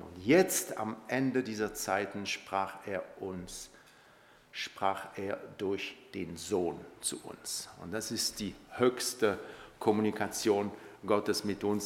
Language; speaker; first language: German; non-native, local second language; French